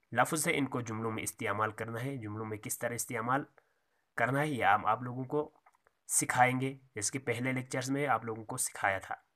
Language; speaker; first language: Urdu; native; Urdu